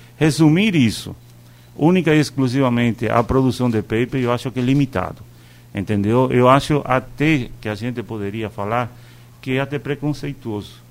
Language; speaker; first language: Portuguese; non-native, fluent; Spanish